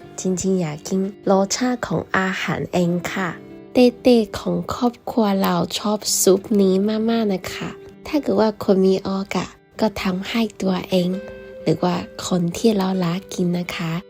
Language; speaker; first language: Thai; non-native, fluent; Chinese